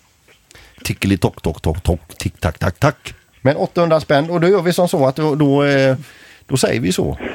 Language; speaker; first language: Swedish; native; Swedish